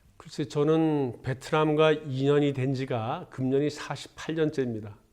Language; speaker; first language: Korean; native; Korean